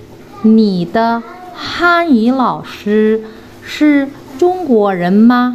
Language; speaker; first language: Chinese; non-native, fluent; Indonesian